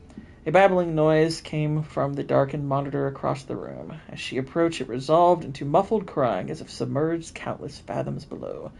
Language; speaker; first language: English; native; English